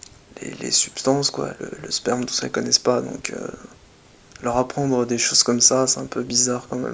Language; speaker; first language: French; native; French